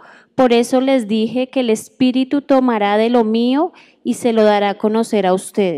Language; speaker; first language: Spanish; native; Spanish